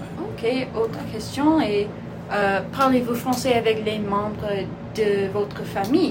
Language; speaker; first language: French; non-native, learner; English